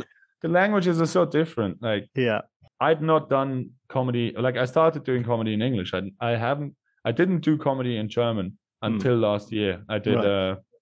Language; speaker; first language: English; non-native, fluent; German